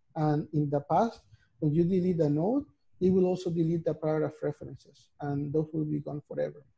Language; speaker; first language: English; non-native, fluent; Spanish